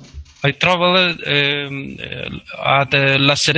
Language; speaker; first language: English; non-native, learner; Spanish